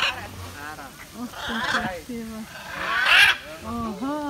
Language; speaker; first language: Russian; non-native, fluent; Azerbaijani